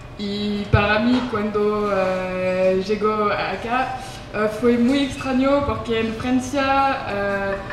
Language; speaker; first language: Spanish; non-native, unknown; French